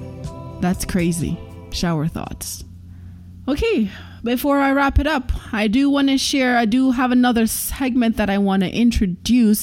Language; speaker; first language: English; non-native, local second language; Jamaican Creole English